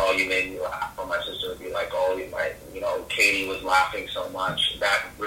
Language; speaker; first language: English; native; English